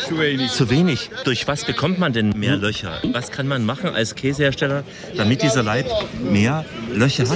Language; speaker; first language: German; native; German